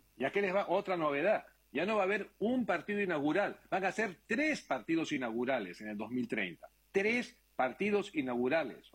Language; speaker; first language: Spanish; native; Spanish